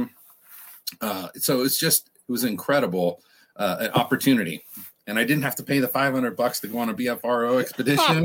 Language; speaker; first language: English; native; English